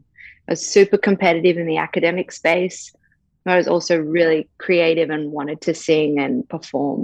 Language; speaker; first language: English; native; English